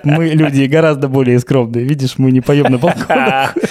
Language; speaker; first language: Russian; native; Russian